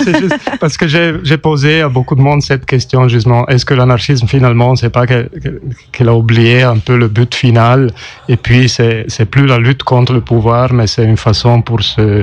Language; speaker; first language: French; non-native, local second language; German